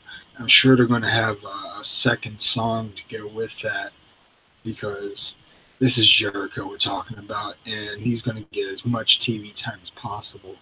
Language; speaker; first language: English; native; English